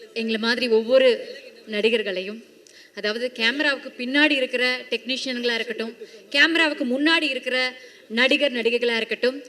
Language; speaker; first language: Tamil; native; Tamil